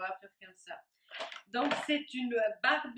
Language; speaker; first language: French; native; French